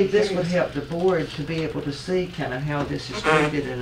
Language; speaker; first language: English; native; English